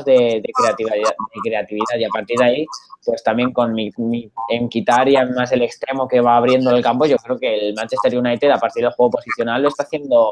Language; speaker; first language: Spanish; native; Spanish